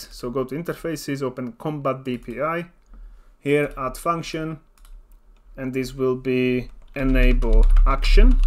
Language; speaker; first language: English; non-native, fluent; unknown